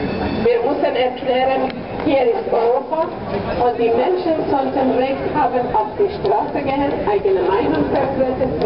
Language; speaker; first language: German; non-native, fluent; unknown